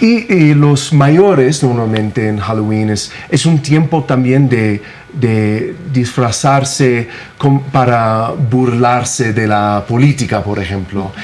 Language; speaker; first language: Spanish; non-native, fluent; English